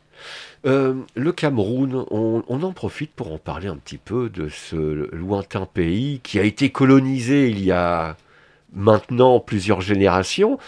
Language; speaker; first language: French; native; French